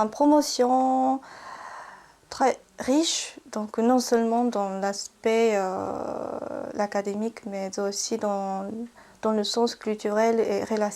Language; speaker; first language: French; non-native, fluent; Japanese